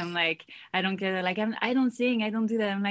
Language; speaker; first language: English; non-native, fluent; French